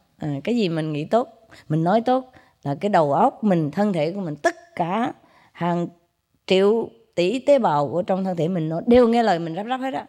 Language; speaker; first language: Vietnamese; native; Vietnamese